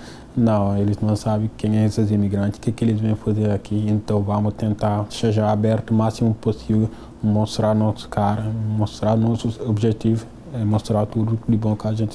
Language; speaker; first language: Portuguese; non-native, fluent; Wolof